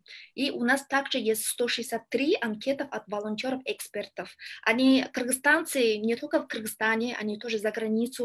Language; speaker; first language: Russian; non-native, learner; Kyrgyz